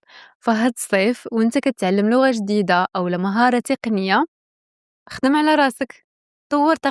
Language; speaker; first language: Arabic; native; Arabic